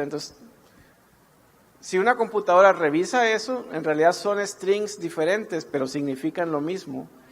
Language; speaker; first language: Spanish; native; Spanish